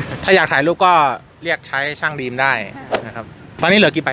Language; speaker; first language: Thai; native; Thai